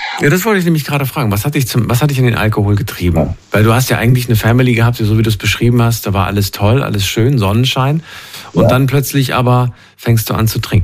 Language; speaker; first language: German; native; German